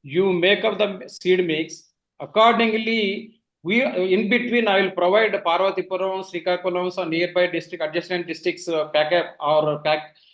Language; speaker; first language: English; non-native, local second language; Telugu